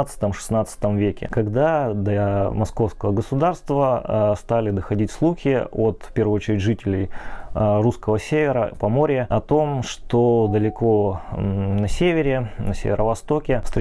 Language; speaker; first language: Russian; native; Russian